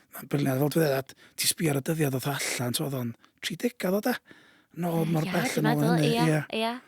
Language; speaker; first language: Welsh; native; Welsh